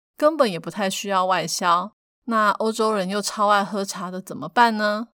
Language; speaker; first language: Chinese; native; Chinese